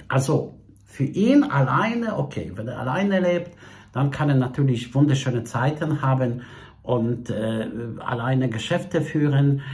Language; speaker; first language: German; non-native, fluent; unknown